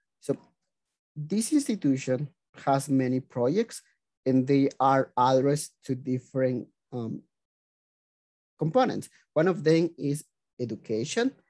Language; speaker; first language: English; non-native, fluent; Spanish